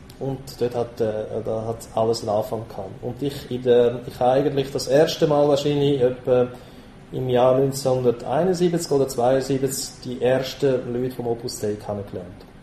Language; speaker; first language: German; non-native, local second language; Italian